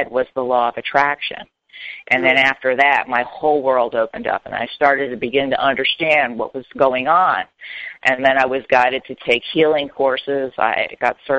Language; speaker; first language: English; native; English